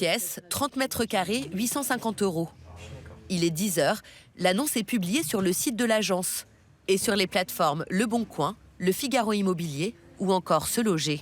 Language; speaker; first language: French; native; French